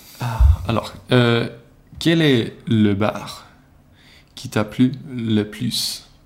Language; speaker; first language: French; non-native, learner; Swedish